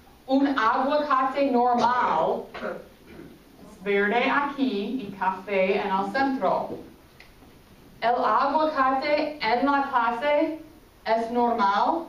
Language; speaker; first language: Spanish; non-native, fluent; English